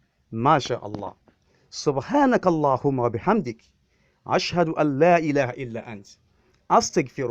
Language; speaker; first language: Arabic; non-native, fluent; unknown